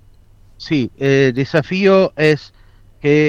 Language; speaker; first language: Spanish; non-native, fluent; Italian